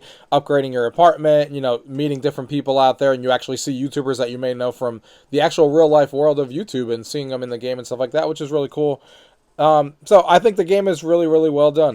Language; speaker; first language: English; native; English